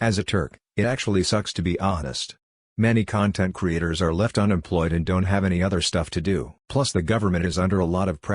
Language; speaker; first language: English; non-native, fluent; Turkish